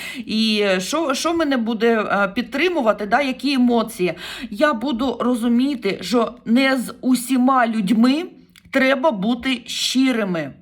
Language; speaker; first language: Ukrainian; non-native, local second language; Russian